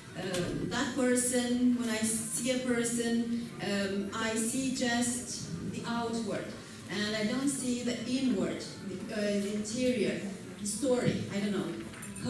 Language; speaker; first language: English; non-native, fluent; Romanian